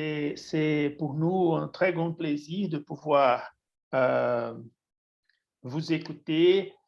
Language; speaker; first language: French; non-native, fluent; Portuguese